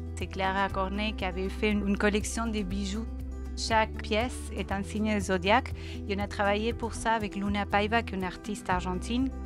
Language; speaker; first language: French; non-native, fluent; Spanish